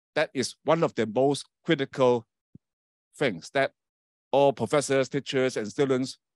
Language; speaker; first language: English; non-native, local second language; Chinese